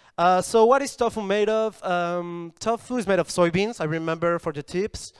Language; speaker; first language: English; non-native, fluent; Spanish